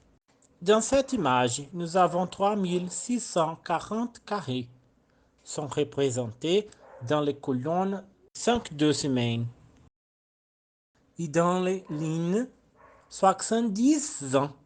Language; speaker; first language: French; non-native, learner; Portuguese